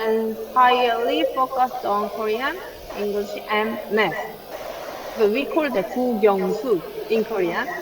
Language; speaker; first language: English; non-native, learner; Korean